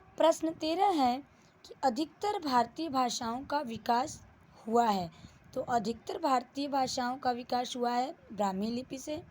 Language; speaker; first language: Hindi; native; Hindi